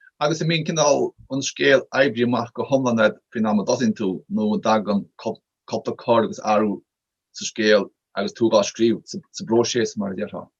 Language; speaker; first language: Irish; native; Irish